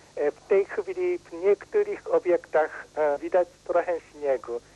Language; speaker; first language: Polish; non-native, learner; Japanese